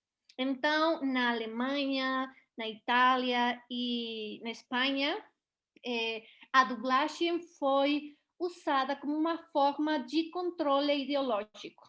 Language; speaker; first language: Portuguese; non-native, learner; Spanish